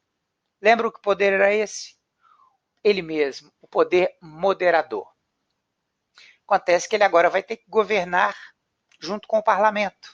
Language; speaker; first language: Portuguese; native; Portuguese